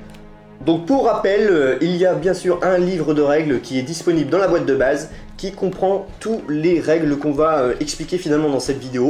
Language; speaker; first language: French; native; French